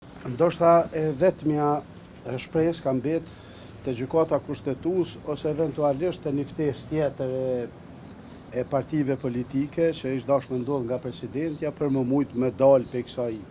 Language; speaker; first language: Albanian; native; Albanian